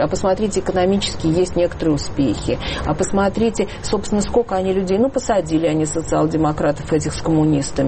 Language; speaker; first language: Russian; native; Russian